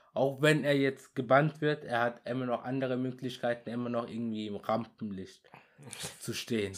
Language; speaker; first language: German; early bilingual, other home language; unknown